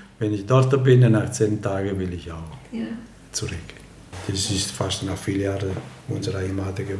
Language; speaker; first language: German; non-native, learner; Italian